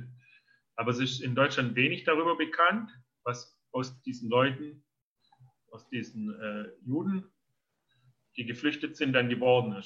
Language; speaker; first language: German; native; German